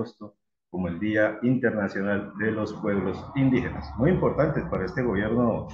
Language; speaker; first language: Spanish; native; Spanish